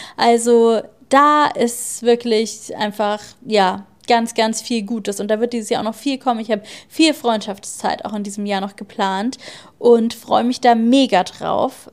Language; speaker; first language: German; native; German